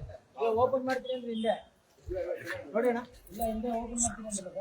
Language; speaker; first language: Kannada; native; Kannada